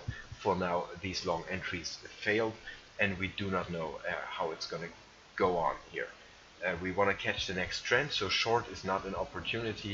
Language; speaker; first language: English; non-native, fluent; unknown